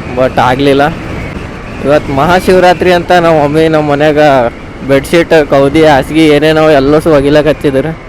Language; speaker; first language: Kannada; native; Kannada